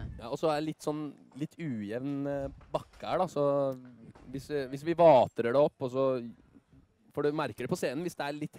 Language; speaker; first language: Norwegian; native; Norwegian